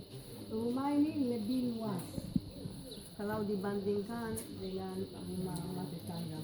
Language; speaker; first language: Indonesian; non-native, fluent; Hebrew